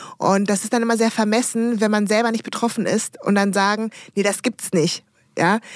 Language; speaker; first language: German; early bilingual, other home language; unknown